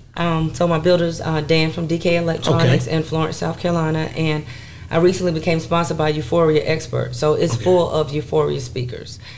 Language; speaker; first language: English; native; English